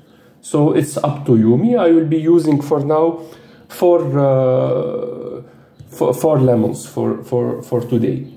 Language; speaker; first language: English; non-native, fluent; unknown